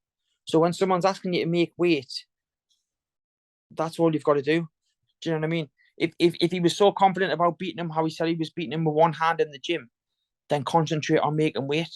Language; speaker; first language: English; native; English